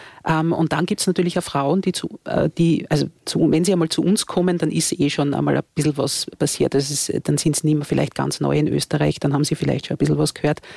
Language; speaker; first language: German; native; German